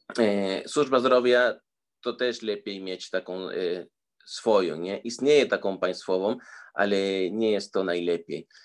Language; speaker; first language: Polish; early bilingual, heritage; Spanish